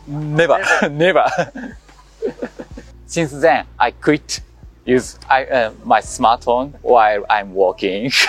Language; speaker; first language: English; non-native, learner; Japanese